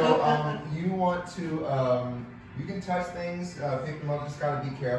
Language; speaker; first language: English; native; English